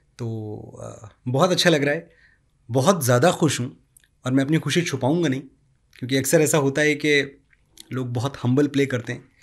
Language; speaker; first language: Hindi; native; Hindi